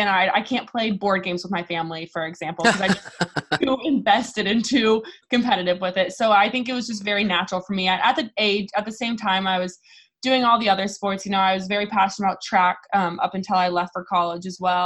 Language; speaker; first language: English; native; English